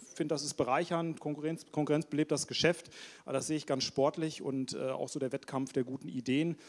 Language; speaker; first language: German; native; German